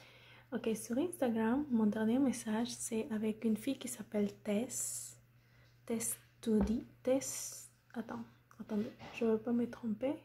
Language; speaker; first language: French; non-native, fluent; Spanish